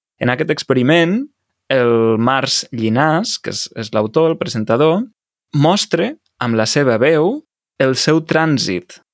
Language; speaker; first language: Catalan; native; Catalan